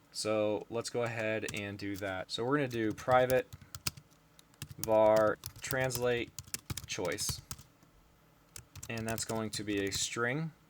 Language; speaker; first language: English; native; English